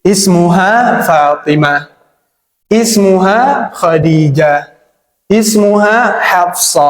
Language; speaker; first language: Arabic; non-native, learner; Indonesian